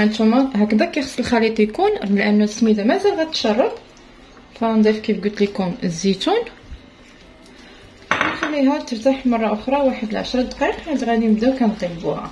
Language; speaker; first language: Arabic; native; Arabic